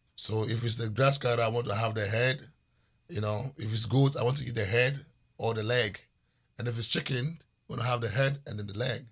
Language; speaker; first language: English; non-native, local second language; Ewe